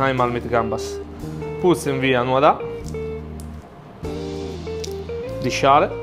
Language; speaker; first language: German; non-native, learner; Italian